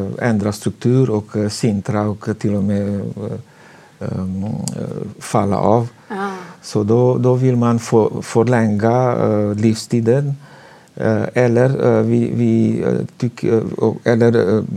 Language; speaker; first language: Swedish; non-native, fluent; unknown